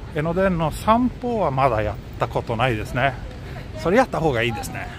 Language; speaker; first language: Japanese; non-native, fluent; Swedish